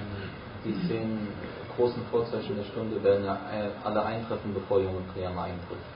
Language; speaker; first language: German; native; German